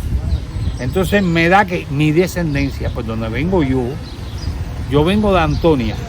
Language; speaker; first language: Spanish; native; Spanish